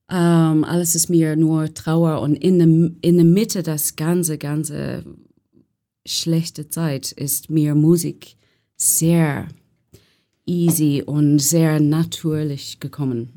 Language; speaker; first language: German; non-native, learner; English